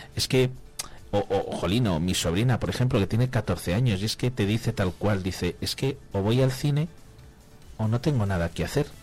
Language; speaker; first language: Spanish; native; Spanish